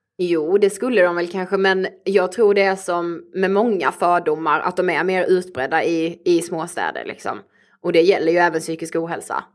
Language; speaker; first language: Swedish; native; Swedish